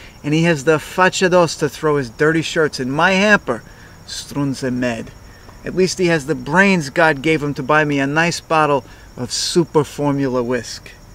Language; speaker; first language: English; native; English